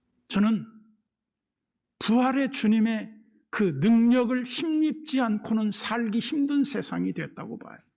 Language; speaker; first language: Korean; native; Korean